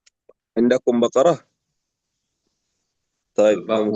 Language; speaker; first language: Arabic; non-native, fluent; Indonesian